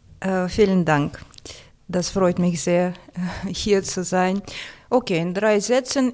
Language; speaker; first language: German; non-native, fluent; Russian